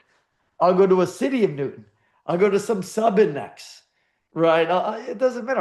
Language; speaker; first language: English; native; English